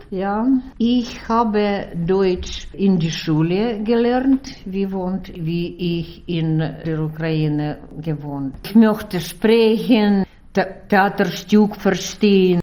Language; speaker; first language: German; non-native, learner; Ukrainian